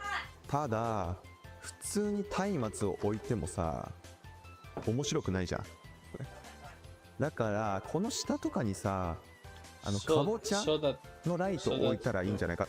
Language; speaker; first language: Japanese; native; Japanese